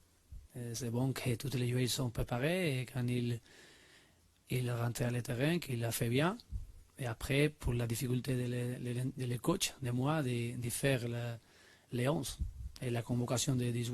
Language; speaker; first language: French; non-native, learner; Spanish